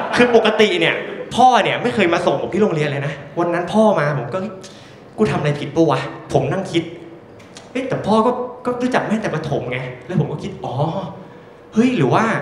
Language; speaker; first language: Thai; native; Thai